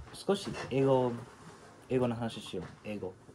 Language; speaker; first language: Japanese; non-native, fluent; English